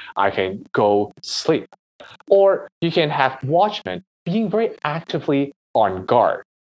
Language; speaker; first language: English; non-native, local second language; Cantonese